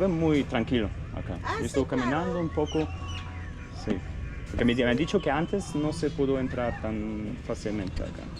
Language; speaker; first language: Spanish; non-native, fluent; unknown